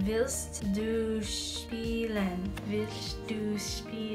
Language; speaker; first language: German; non-native, learner; English